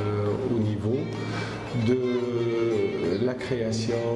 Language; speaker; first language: French; non-native, local second language; Arabic